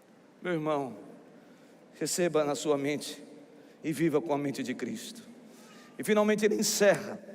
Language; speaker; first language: Portuguese; native; Portuguese